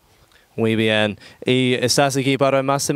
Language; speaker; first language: Spanish; non-native, learner; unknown